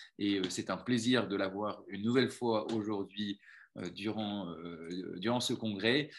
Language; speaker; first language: French; native; French